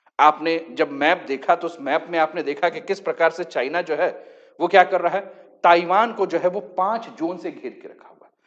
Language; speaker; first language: Hindi; native; Hindi